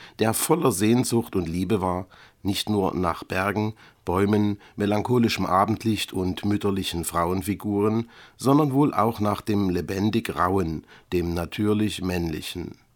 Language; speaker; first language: German; native; German